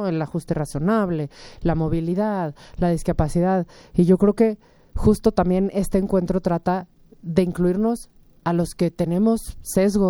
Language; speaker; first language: Spanish; native; Spanish